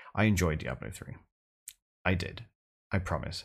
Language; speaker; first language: English; native; English